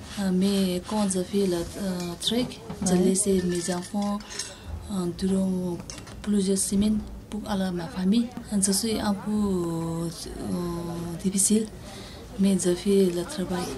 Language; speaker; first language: French; non-native, learner; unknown